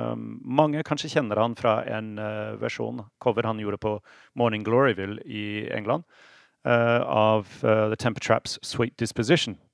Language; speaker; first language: Norwegian; non-native, fluent; English